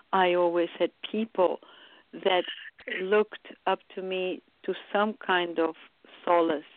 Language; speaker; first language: English; early bilingual, other home language; Romanian